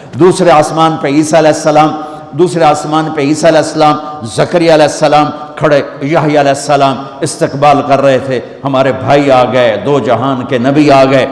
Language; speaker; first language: Urdu; non-native, local second language; Punjabi